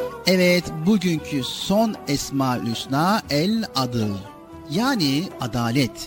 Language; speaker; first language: Turkish; native; Turkish